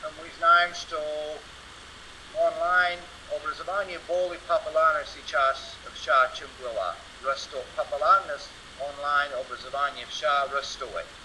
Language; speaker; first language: Russian; non-native, learner; English